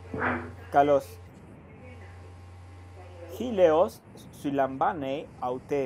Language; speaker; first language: Greek; non-native, fluent; Spanish